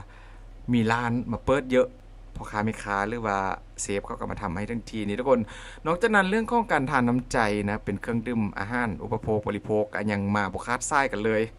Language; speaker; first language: Thai; non-native, local second language; Northeastern Thai